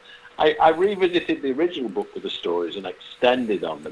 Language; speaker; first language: English; native; English